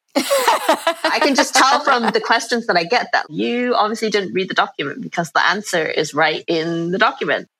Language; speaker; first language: English; native; English